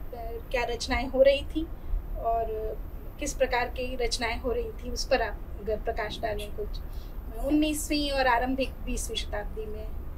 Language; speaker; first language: Hindi; native; Hindi